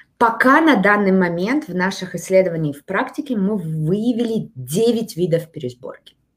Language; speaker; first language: Russian; native; Russian